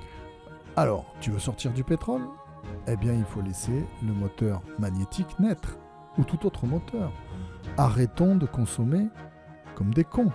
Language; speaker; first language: French; native; French